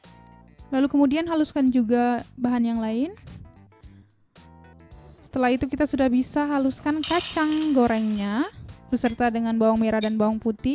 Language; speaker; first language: Indonesian; native; Indonesian